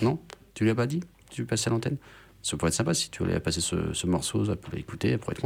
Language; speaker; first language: French; native; French